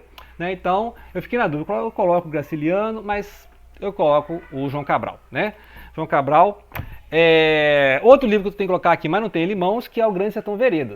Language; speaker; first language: Portuguese; native; Portuguese